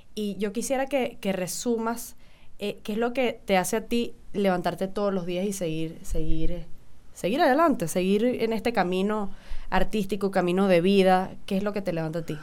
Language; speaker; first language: Spanish; native; Spanish